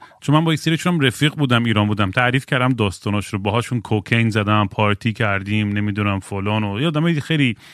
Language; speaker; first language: Persian; native; Persian